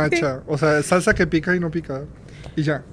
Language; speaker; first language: Spanish; native; Spanish